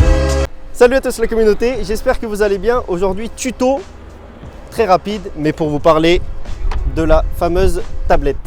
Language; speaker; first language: French; native; French